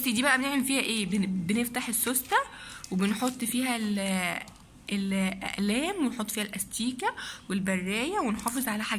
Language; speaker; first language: Arabic; native; Arabic